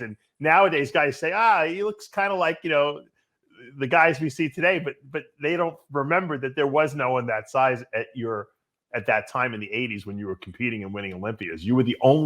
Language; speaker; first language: English; native; English